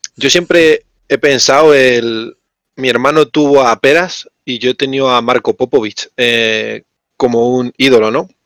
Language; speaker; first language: Spanish; native; Spanish